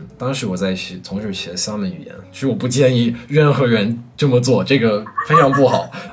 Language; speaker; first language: Chinese; non-native, fluent; English